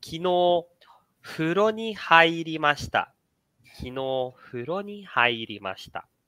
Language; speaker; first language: Japanese; non-native, fluent; Portuguese